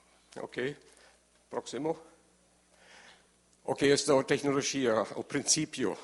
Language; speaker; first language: Portuguese; non-native, learner; German